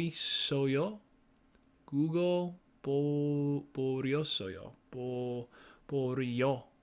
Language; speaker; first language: Korean; non-native, learner; English